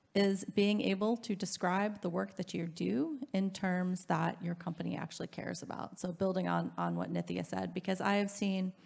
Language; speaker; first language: English; native; English